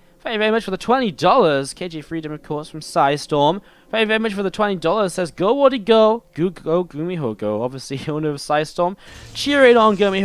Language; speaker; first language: English; native; English